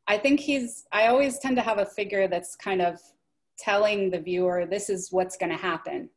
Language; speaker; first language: English; native; English